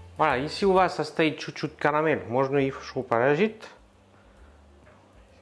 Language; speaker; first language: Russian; non-native, learner; French